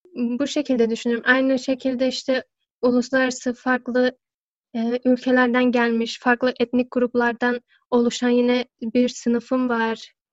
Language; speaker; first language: Turkish; early bilingual, heritage; Turkish